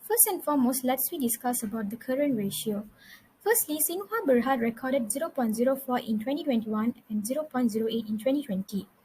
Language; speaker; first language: English; non-native, local second language; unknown